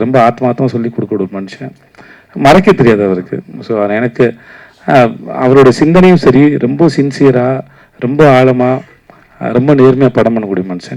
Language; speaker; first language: Tamil; native; Tamil